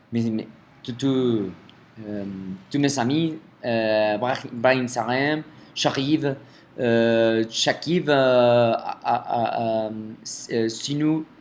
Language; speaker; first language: French; non-native, fluent; Spanish